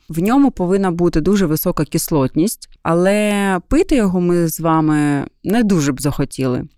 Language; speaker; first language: Ukrainian; non-native, local second language; Russian